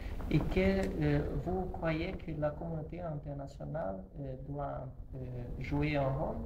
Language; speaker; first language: French; non-native, learner; Portuguese